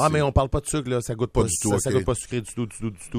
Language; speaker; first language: French; native; French